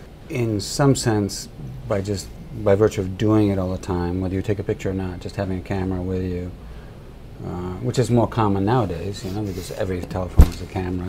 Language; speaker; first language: English; early bilingual, other home language; Spanish